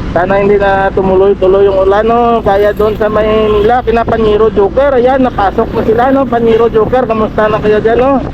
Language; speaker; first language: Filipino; non-native, local second language; Hiligaynon